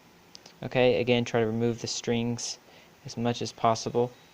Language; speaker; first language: English; native; English